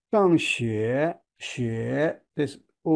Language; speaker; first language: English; non-native, learner; Chinese